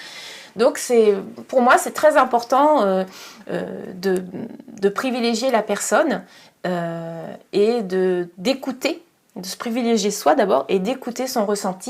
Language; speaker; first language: French; native; French